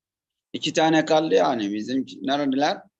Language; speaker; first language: Turkish; non-native, learner; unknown